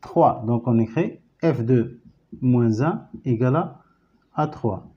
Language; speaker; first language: French; non-native, local second language; Arabic